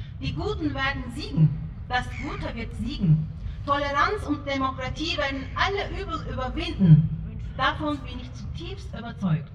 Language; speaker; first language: German; early bilingual, other home language; Turkish